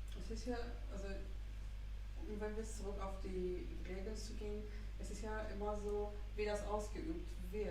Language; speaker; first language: German; non-native, fluent; Persian